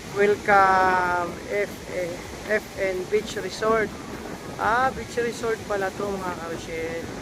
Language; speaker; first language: Filipino; non-native, local second language; Bikol